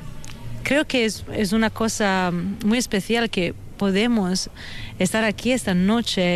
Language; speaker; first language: Spanish; non-native, fluent; Italian